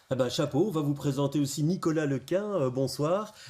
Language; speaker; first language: French; native; French